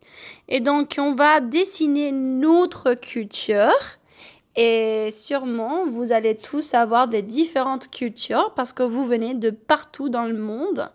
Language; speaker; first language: French; non-native, fluent; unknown